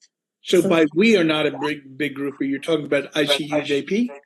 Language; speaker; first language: English; native; English